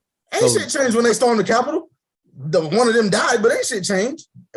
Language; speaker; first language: English; native; English